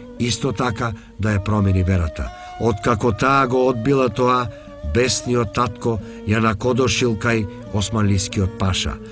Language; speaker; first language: Macedonian; native; Macedonian